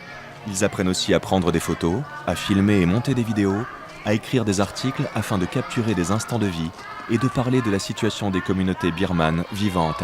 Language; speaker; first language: French; native; French